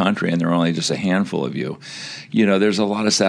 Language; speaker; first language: English; native; English